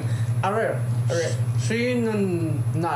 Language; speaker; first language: Korean; non-native, learner; Filipino